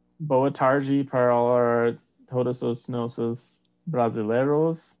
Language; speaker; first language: Portuguese; non-native, fluent; English